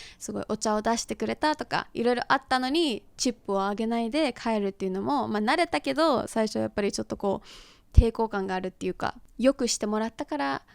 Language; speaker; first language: Japanese; early bilingual, heritage; Japanese